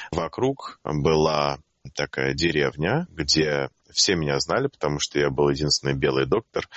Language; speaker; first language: Russian; native; Russian